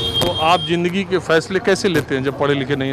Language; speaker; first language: Hindi; native; Hindi